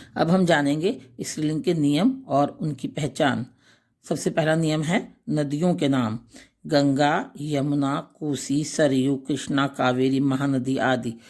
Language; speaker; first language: Hindi; native; Hindi